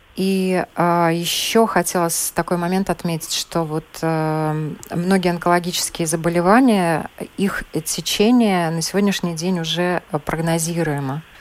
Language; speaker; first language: Russian; native; Russian